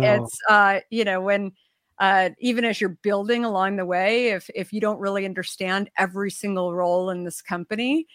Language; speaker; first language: English; native; English